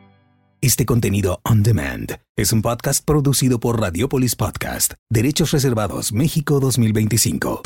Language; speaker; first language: Spanish; native; Spanish